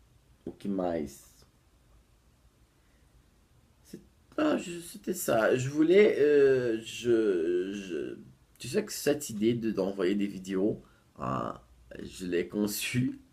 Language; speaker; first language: French; non-native, fluent; Portuguese